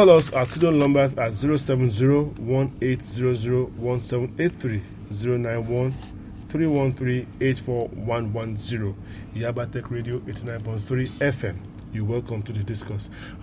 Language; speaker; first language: English; non-native, local second language; Yoruba